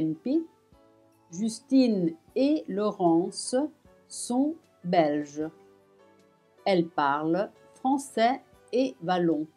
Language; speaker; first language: French; non-native, fluent; Italian